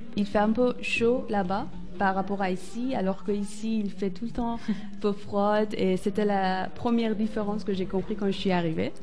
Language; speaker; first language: French; non-native, fluent; Persian